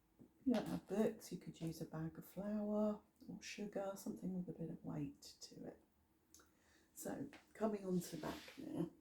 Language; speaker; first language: English; native; English